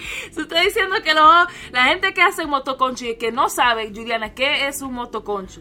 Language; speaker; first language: Spanish; early bilingual, other home language; English